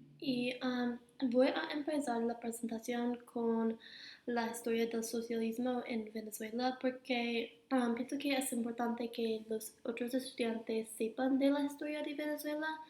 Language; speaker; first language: Spanish; non-native, learner; English